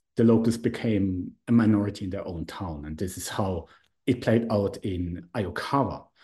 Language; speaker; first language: English; non-native, fluent; Swiss German